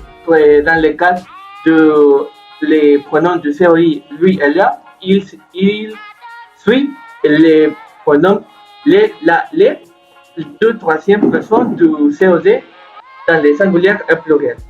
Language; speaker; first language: French; non-native, learner; Spanish